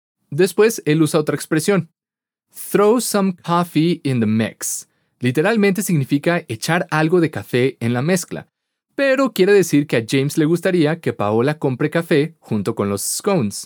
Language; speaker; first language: Spanish; native; Spanish